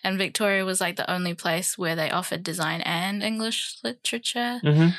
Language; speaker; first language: English; native; English